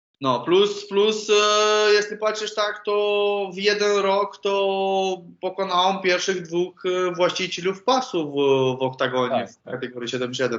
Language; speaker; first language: Polish; non-native, learner; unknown